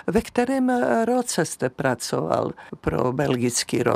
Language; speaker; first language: Czech; native; Czech